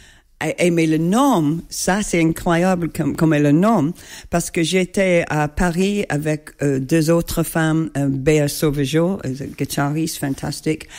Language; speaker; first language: French; non-native, learner; English